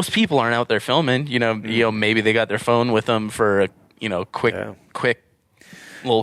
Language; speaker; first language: English; native; English